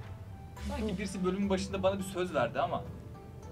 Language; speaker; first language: Turkish; native; Turkish